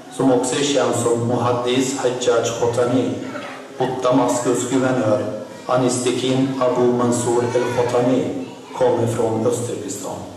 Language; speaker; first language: Swedish; non-native, fluent; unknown